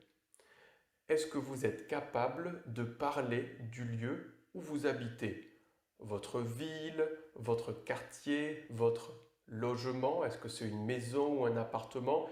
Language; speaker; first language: French; native; French